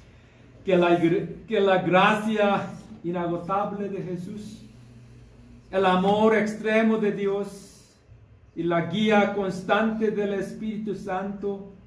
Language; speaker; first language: Spanish; non-native, fluent; Korean